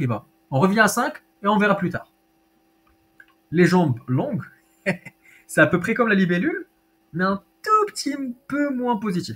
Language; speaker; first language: French; native; French